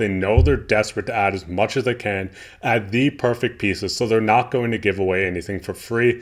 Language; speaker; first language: English; native; English